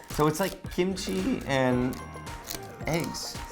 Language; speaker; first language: English; native; English